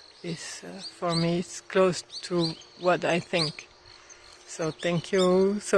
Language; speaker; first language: English; non-native, fluent; French